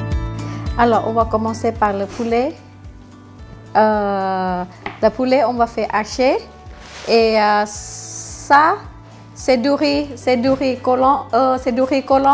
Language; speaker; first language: French; non-native, learner; Thai